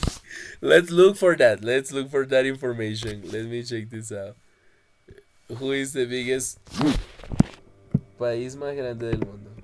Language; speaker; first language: English; non-native, fluent; Spanish